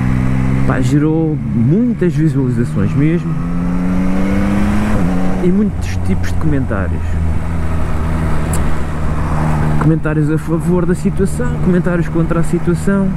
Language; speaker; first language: Portuguese; native; Portuguese